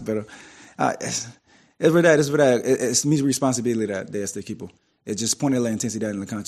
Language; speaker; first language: Spanish; non-native, learner; English